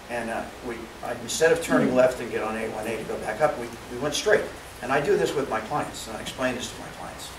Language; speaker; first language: English; native; English